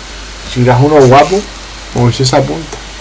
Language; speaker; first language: Spanish; native; Spanish